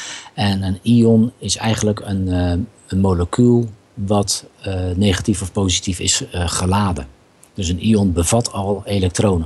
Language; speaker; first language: Dutch; native; Dutch